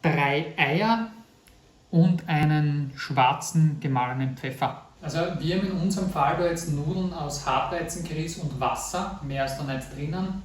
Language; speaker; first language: German; native; German